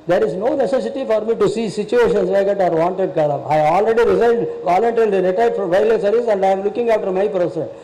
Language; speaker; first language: English; non-native, local second language; Tamil